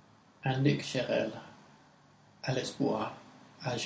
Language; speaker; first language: Arabic; non-native, learner; English